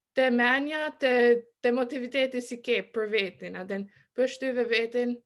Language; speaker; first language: Albanian; early bilingual, other home language; English